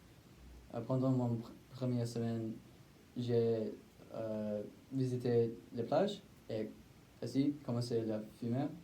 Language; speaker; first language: French; non-native, learner; English